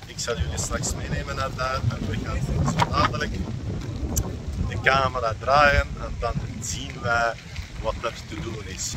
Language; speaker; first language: Dutch; non-native, fluent; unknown